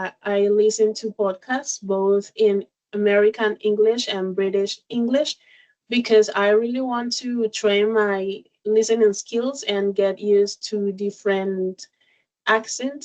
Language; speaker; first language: English; non-native, learner; Spanish